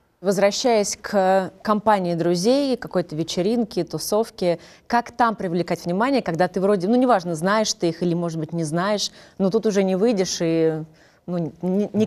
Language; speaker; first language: Russian; native; Russian